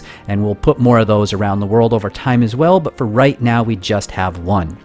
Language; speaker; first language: English; native; English